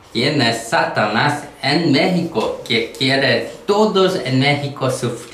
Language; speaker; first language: Spanish; non-native, learner; Korean